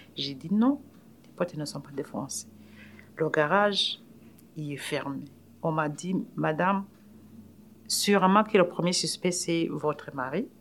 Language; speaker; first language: French; non-native, local second language; Rundi